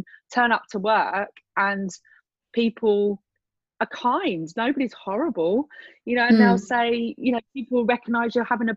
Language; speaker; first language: English; native; English